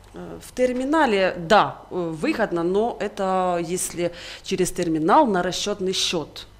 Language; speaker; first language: Russian; native; Russian